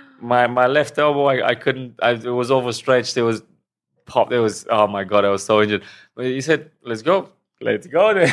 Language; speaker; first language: English; non-native, fluent; Romanian